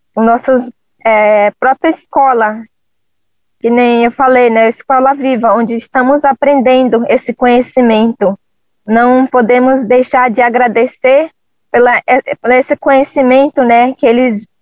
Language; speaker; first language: Portuguese; non-native, local second language; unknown